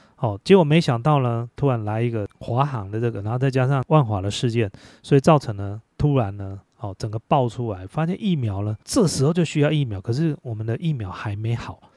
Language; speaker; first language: Chinese; native; Chinese